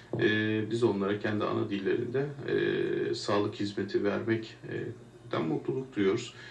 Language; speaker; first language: Turkish; native; Turkish